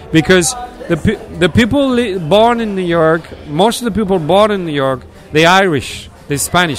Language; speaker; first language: English; non-native, fluent; French